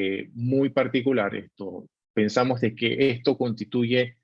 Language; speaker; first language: Spanish; native; Spanish